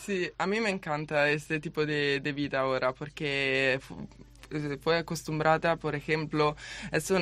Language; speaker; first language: Spanish; non-native, learner; Italian